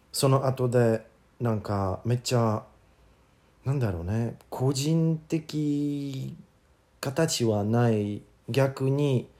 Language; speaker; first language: Japanese; non-native, learner; English